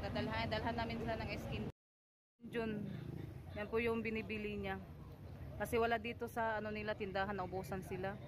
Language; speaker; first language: Filipino; non-native, local second language; Cebuano